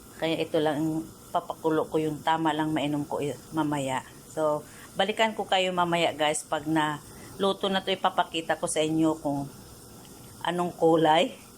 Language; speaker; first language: Filipino; non-native, local second language; Iloko